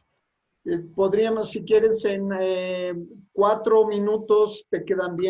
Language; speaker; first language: Spanish; native; Spanish